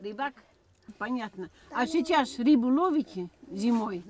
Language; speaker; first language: Russian; non-native, fluent; Dutch